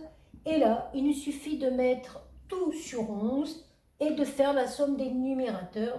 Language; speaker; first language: French; native; French